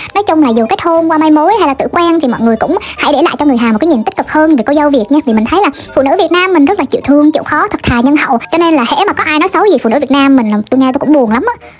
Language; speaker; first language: Vietnamese; native; Vietnamese